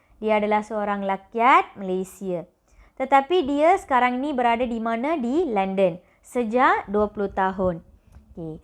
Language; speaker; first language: Malay; non-native, local second language; Tamil